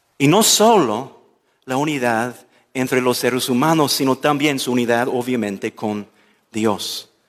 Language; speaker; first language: Spanish; non-native, fluent; English